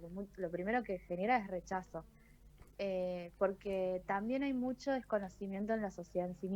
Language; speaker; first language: Spanish; native; Spanish